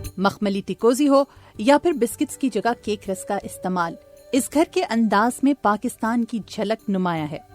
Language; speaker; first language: Urdu; native; Urdu